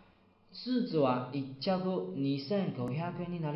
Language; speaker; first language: Japanese; non-native, fluent; Chinese